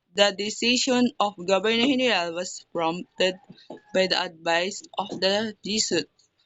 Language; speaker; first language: English; non-native, local second language; Filipino